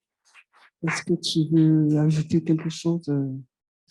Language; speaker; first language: French; native; French